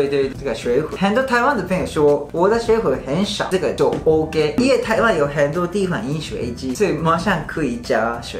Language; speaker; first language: Chinese; non-native, fluent; Japanese